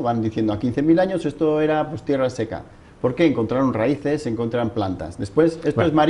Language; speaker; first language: Spanish; native; Spanish